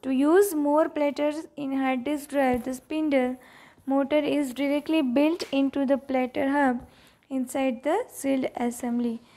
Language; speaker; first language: English; non-native, local second language; Gujarati